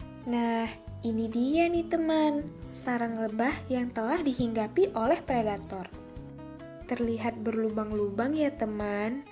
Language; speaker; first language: Indonesian; native; Indonesian